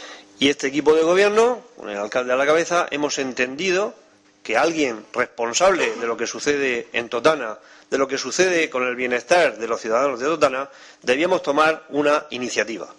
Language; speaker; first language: Spanish; native; Spanish